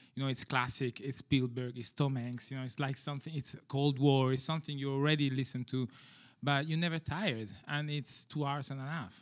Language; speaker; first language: English; non-native, fluent; Italian